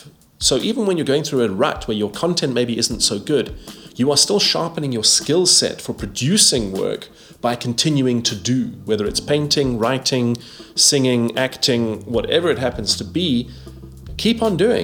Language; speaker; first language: English; native; English